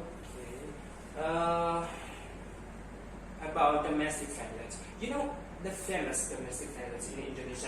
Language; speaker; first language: English; non-native, learner; Indonesian